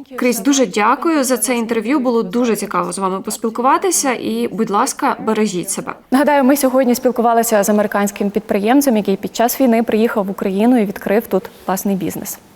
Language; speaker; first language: Ukrainian; native; Ukrainian